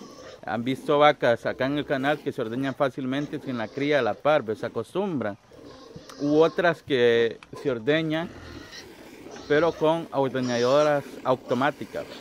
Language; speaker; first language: Spanish; native; Spanish